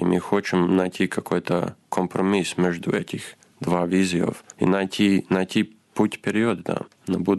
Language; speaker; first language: Russian; non-native, fluent; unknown